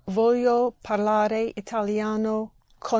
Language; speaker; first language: Italian; non-native, learner; English